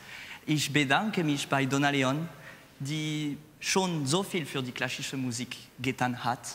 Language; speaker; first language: German; non-native, learner; French